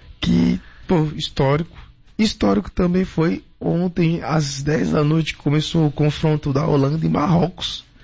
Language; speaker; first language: Portuguese; native; Portuguese